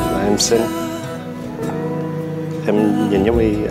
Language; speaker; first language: Vietnamese; early bilingual, heritage; Vietnamese